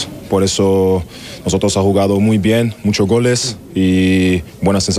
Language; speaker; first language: Spanish; non-native, learner; German